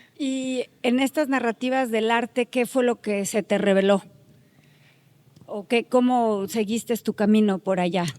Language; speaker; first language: Spanish; native; Spanish